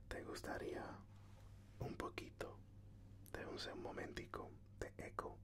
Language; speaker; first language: Spanish; early bilingual, heritage; Spanish